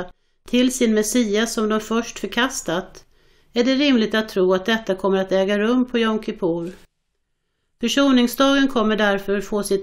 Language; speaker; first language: Swedish; native; Swedish